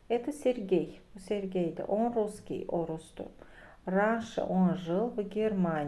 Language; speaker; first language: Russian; non-native, fluent; Azerbaijani